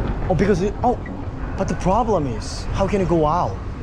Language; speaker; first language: English; non-native, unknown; Korean